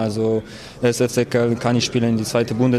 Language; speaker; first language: German; non-native, learner; Polish